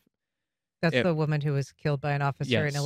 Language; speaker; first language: English; native; English